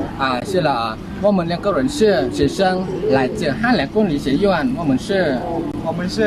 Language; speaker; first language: Chinese; non-native, learner; Lao